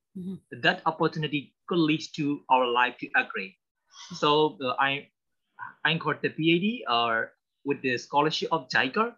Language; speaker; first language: English; non-native, learner; Burmese